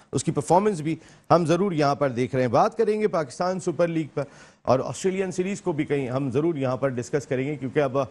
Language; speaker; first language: Urdu; native; Urdu